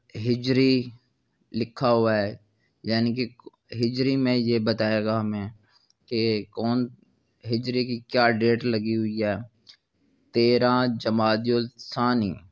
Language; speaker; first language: Urdu; non-native, local second language; Punjabi